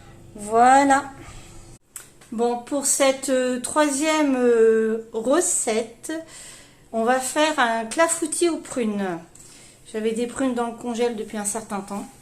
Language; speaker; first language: French; native; French